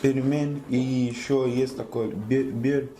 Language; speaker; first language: Russian; non-native, fluent; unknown